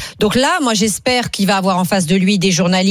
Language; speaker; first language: French; native; French